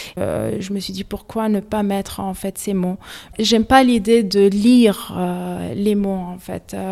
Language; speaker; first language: French; non-native, fluent; Arabic